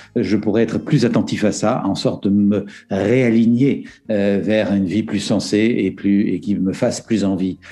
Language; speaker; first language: French; native; French